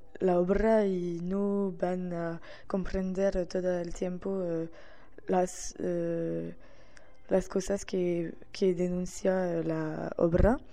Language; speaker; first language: Spanish; non-native, learner; French